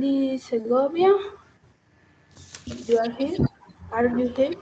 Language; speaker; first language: English; non-native, learner; Spanish